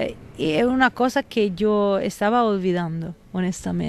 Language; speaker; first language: Spanish; non-native, fluent; Italian